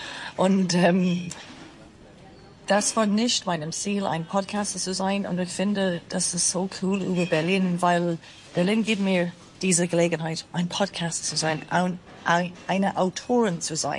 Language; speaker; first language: German; non-native, fluent; English